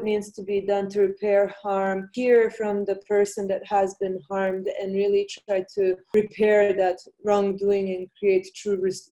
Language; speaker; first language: English; non-native, fluent; Bosnian